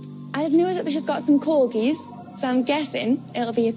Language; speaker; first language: English; native; English